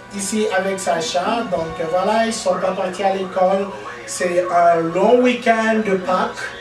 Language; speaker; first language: French; non-native, local second language; Lingala